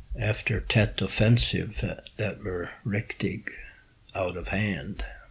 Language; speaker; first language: English; native; English